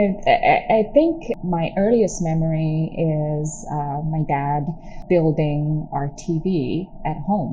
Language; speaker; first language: English; non-native, local second language; Tamil